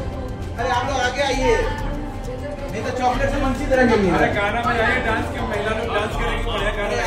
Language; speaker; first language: Hindi; native; Hindi